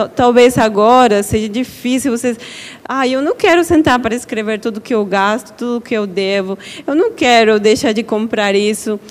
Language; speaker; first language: Portuguese; non-native, fluent; Spanish